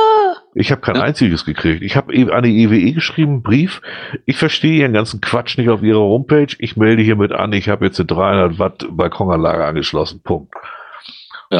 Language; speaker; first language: German; native; German